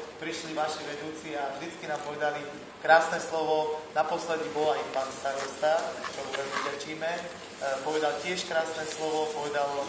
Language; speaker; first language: Slovak; non-native, local second language; Rusyn